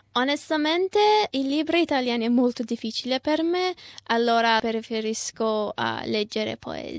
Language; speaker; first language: Italian; non-native, learner; Persian